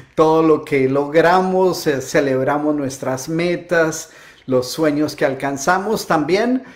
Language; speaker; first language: Spanish; native; Spanish